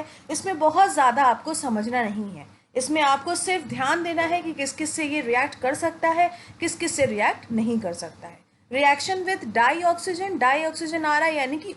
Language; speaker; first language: Hindi; native; Hindi